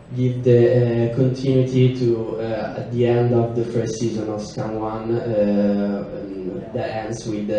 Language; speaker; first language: English; non-native, learner; Italian